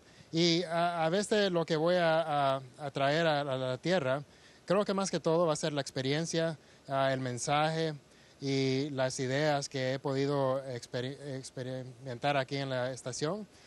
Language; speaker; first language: Spanish; early bilingual, heritage; Spanish